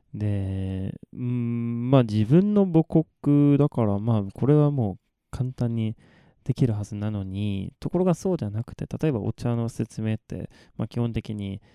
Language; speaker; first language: Japanese; non-native, fluent; Swedish